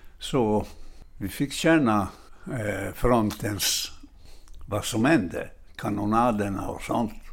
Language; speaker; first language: Swedish; non-native, fluent; Italian